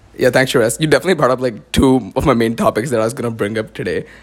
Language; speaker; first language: English; non-native, local second language; Marathi